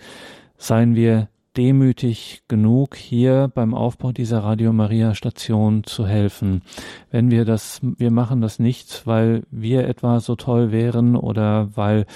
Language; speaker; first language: German; native; German